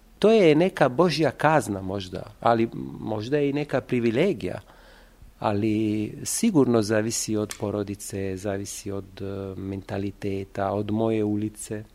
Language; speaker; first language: Serbian; non-native, fluent; Italian